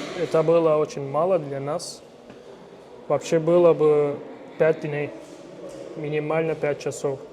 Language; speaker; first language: Russian; non-native, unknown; Turkish